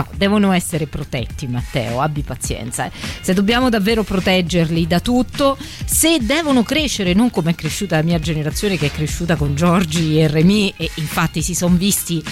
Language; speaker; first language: Italian; native; Italian